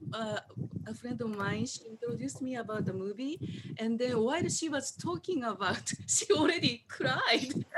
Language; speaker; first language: English; non-native, fluent; Japanese